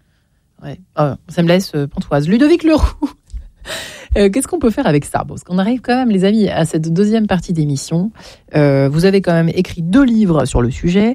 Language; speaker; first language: French; native; French